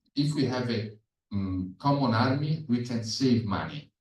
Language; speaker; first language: English; non-native, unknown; Italian